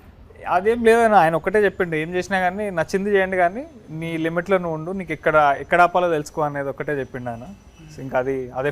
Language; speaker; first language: Telugu; native; Telugu